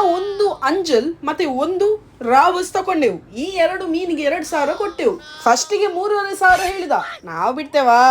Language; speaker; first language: Kannada; non-native, local second language; Tulu